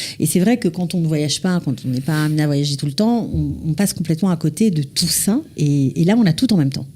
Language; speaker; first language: French; native; French